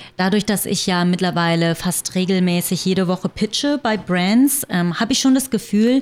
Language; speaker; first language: German; early bilingual, other home language; Vietnamese